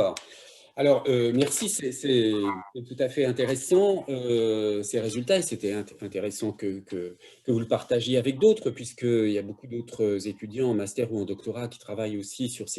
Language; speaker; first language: French; native; French